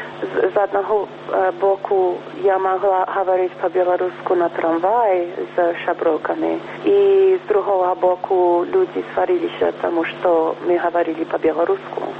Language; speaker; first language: Belarusian; early bilingual, heritage; English